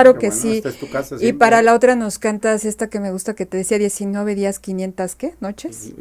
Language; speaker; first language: Spanish; native; Spanish